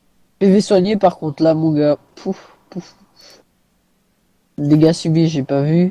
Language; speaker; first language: French; native; French